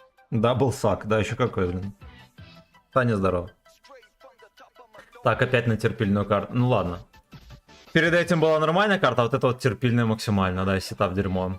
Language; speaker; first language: Russian; native; Russian